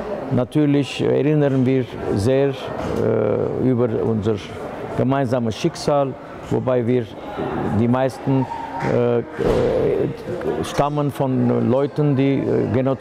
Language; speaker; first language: German; non-native, fluent; Armenian